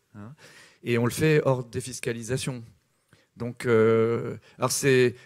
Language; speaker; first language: French; native; French